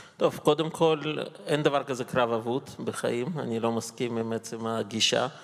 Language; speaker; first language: Hebrew; non-native, fluent; Russian